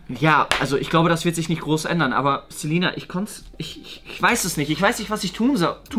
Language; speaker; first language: German; native; German